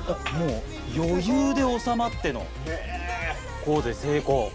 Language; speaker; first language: Japanese; native; Japanese